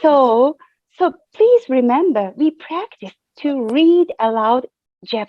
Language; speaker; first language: English; non-native, fluent; Japanese